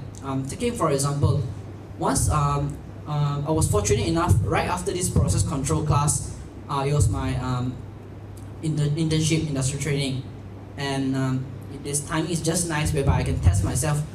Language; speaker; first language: English; non-native, local second language; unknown